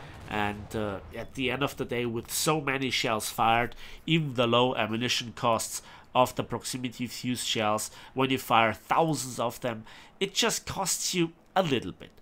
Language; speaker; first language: English; non-native, fluent; German